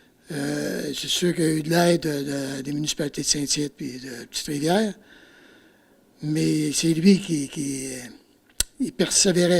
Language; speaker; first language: French; native; French